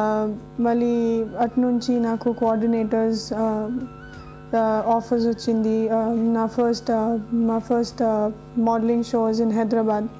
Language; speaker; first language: Telugu; non-native, local second language; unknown